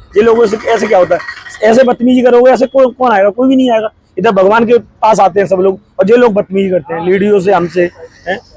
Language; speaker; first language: Hindi; native; Hindi